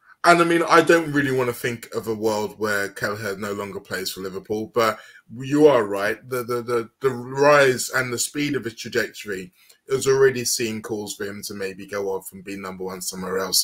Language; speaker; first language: English; native; English